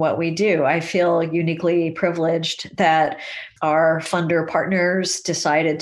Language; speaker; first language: English; native; English